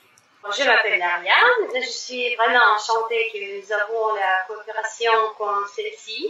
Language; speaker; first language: French; non-native, fluent; Russian